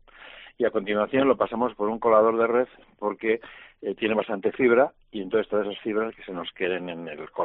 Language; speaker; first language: Spanish; native; Spanish